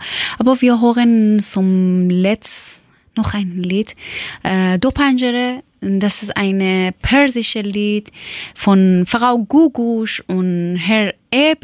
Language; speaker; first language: German; non-native, learner; Persian